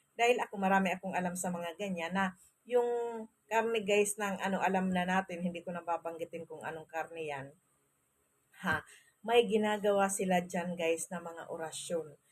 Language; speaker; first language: Filipino; non-native, local second language; Masbatenyo